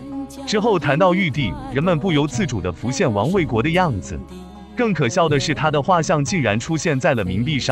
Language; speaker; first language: Chinese; native; Chinese